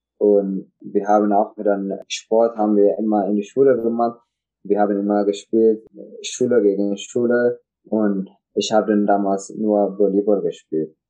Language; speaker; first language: German; non-native, learner; Tigrinya